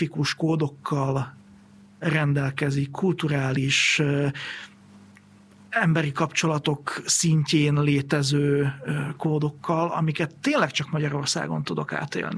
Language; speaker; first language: Hungarian; native; Hungarian